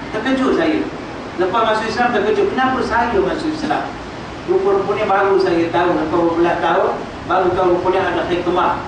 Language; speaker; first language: Malay; non-native, local second language; Tamil